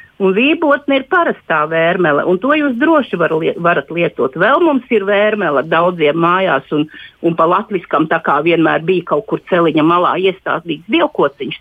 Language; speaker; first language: Latvian; native; Latvian